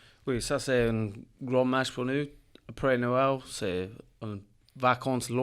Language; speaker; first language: French; non-native, learner; English